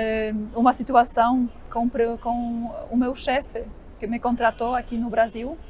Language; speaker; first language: Portuguese; non-native, fluent; Polish